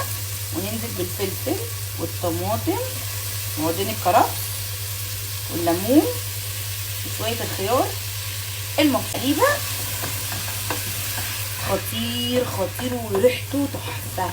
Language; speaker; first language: Arabic; native; Arabic